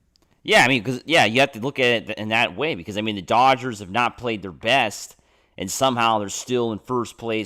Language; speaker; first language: English; native; English